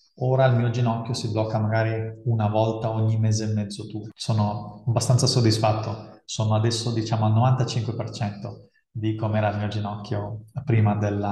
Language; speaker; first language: Italian; early bilingual, other home language; Dutch